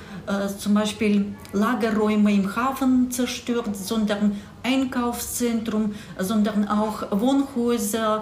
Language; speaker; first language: German; non-native, fluent; Russian